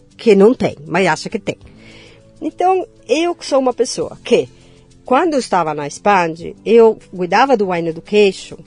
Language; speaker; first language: Portuguese; non-native, fluent; Italian